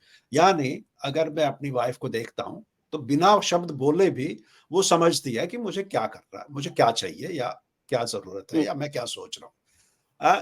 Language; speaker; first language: Hindi; native; Hindi